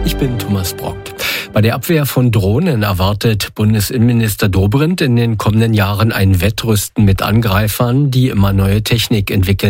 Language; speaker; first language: German; native; German